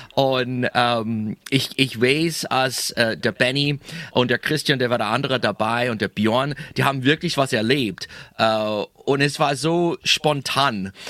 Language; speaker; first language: German; non-native, fluent; English